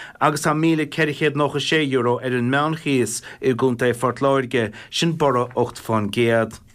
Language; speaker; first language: Irish; native; Irish